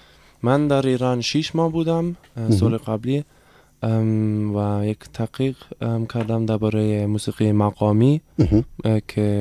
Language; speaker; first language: Persian; non-native, learner; German